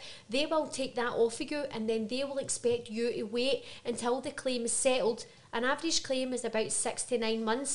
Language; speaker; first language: English; native; English